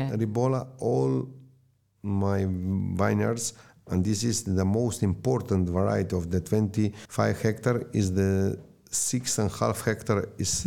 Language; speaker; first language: English; non-native, learner; Slovenian